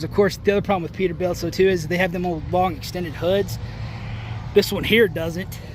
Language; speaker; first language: English; native; English